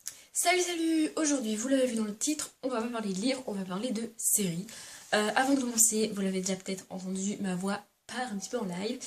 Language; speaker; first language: French; native; French